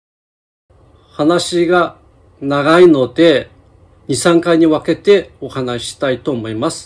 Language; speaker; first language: Japanese; non-native, fluent; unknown